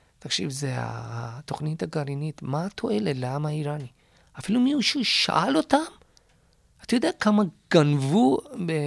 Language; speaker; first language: Hebrew; non-native, fluent; Persian